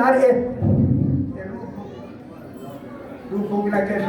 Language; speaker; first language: Urdu; native; Urdu